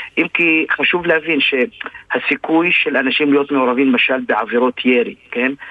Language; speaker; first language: Hebrew; non-native, local second language; Arabic